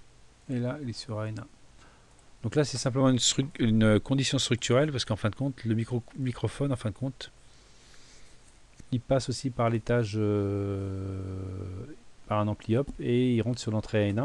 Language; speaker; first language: French; native; French